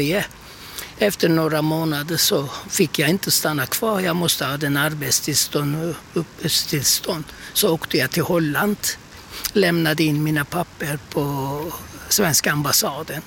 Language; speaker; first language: Swedish; non-native, fluent; Turkish